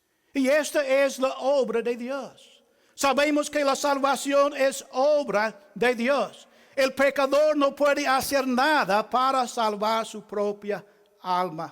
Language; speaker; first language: Spanish; non-native, fluent; English